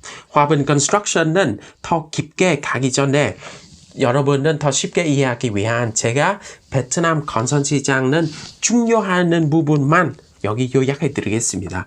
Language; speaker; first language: Korean; non-native, fluent; Vietnamese